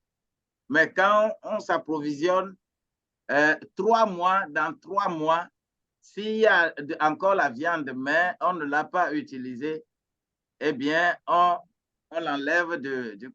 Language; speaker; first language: French; non-native, local second language; Ewe